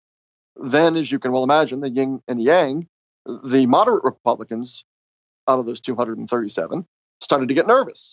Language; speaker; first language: English; native; English